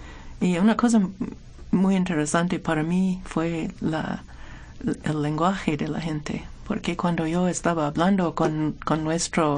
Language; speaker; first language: Spanish; non-native, fluent; English